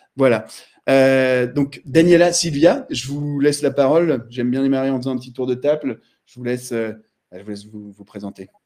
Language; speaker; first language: French; native; French